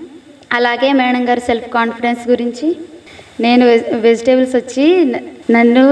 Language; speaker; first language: Telugu; native; Telugu